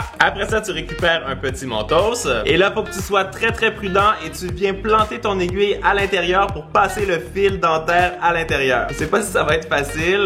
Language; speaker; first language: French; native; French